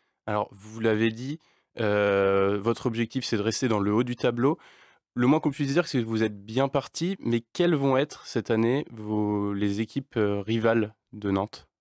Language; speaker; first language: French; native; French